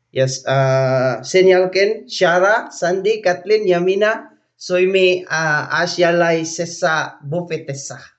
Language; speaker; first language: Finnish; non-native, learner; Cebuano